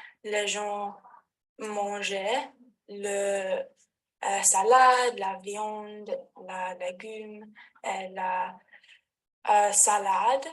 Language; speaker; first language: French; non-native, learner; English